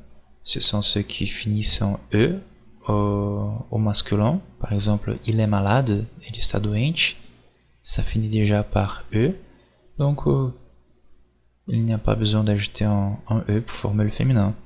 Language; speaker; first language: French; non-native, fluent; Portuguese